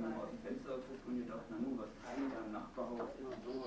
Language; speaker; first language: German; native; German